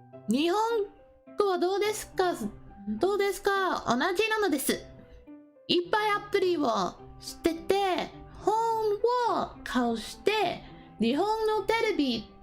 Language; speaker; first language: Japanese; non-native, learner; English